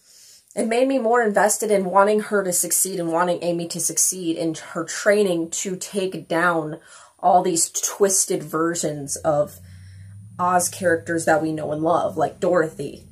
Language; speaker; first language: English; native; English